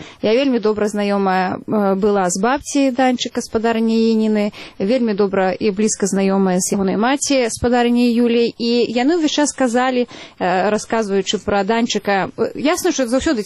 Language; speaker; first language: Belarusian; native; Belarusian